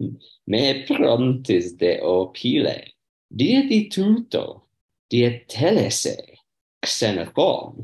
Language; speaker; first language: Greek; non-native, learner; English